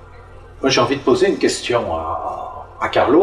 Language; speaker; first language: French; native; French